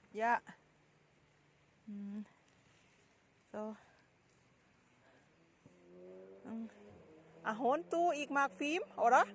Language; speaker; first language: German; non-native, learner; Thai